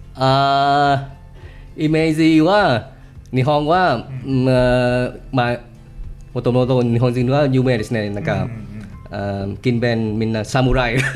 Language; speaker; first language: Japanese; non-native, learner; Vietnamese